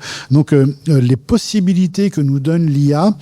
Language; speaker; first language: French; native; French